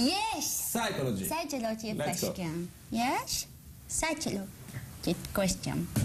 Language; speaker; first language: English; non-native, learner; Dutch